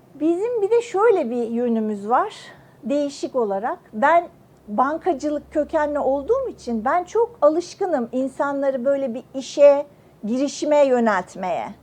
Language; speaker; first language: Turkish; native; Turkish